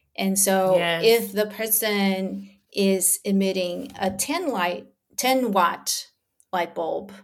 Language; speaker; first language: English; early bilingual, other home language; Portuguese